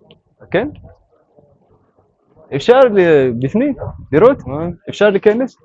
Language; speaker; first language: Hebrew; non-native, learner; Amharic